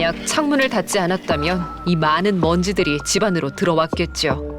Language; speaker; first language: Korean; native; Korean